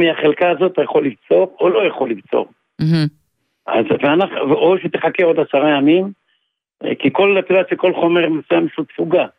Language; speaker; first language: Hebrew; native; Hebrew